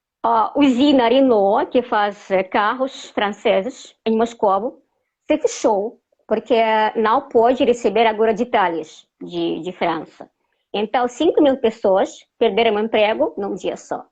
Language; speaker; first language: Portuguese; non-native, fluent; Russian